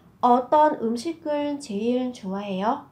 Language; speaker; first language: Korean; non-native, fluent; Vietnamese